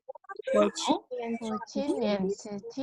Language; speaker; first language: Chinese; non-native, learner; Indonesian